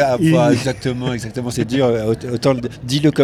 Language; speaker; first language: French; native; French